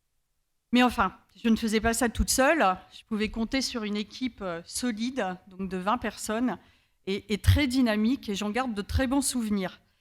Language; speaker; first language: French; native; French